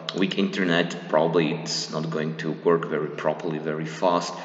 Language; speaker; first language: English; non-native, fluent; Slovak